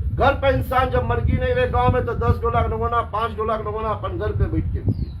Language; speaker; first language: Hindi; native; Hindi